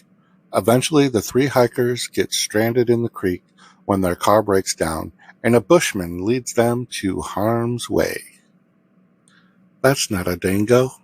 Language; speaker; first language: English; native; English